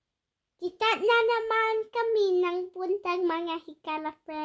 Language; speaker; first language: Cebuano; early bilingual, heritage; English